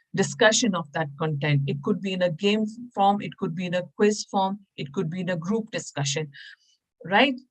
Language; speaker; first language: English; non-native, local second language; Punjabi